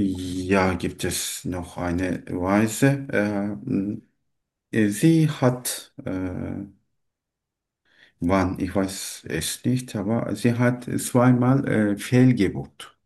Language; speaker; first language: German; non-native, learner; Turkish